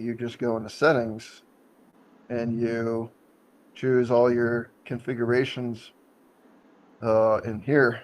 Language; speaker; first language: English; native; English